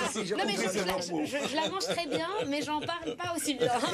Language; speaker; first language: French; native; French